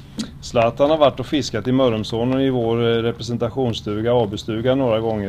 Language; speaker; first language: Swedish; native; Swedish